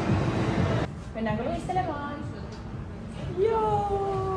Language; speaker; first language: Finnish; native; Finnish